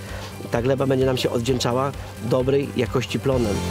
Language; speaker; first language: Polish; native; Polish